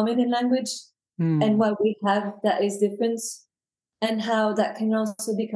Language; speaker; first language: English; non-native, fluent; French